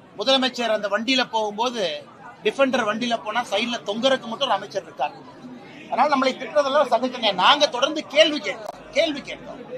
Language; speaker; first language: Tamil; native; Tamil